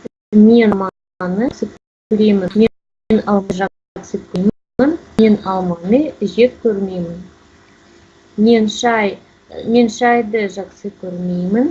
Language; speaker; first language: Kazakh; non-native, learner; Russian